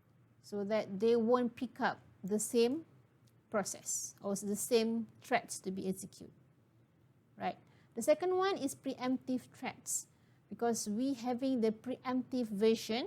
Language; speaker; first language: English; non-native, local second language; Malay